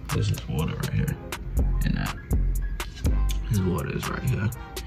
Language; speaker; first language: English; native; English